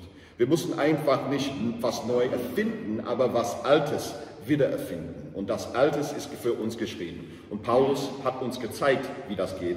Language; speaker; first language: German; non-native, learner; English